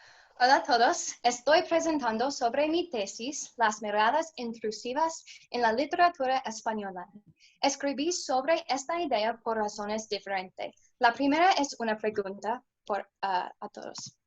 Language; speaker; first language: Spanish; non-native, learner; English